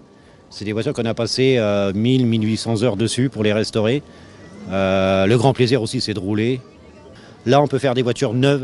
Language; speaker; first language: French; native; French